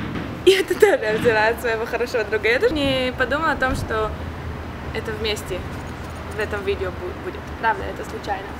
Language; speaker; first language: Russian; early bilingual, heritage; Russian